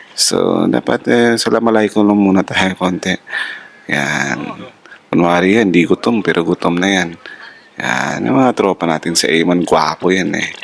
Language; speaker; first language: Filipino; non-native, local second language; Hiligaynon